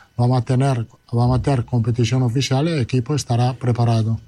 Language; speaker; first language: Portuguese; non-native, learner; Italian